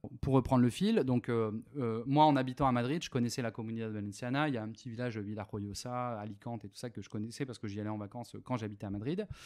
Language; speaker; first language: French; native; French